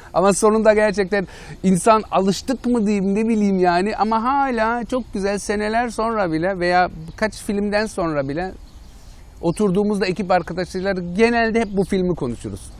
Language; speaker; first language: Turkish; early bilingual, heritage; Turkish